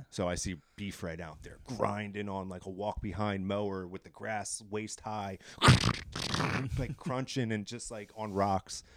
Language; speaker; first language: English; native; English